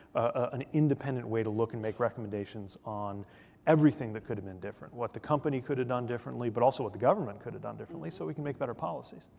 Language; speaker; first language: English; native; English